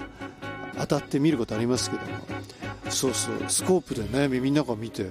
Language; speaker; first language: Japanese; native; Japanese